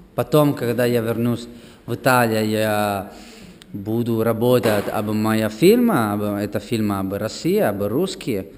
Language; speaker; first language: Russian; non-native, learner; Italian